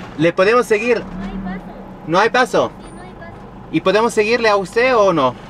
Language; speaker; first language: Spanish; non-native, learner; German